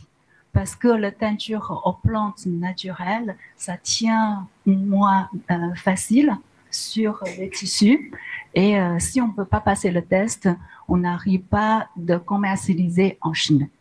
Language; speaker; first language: French; non-native, learner; Chinese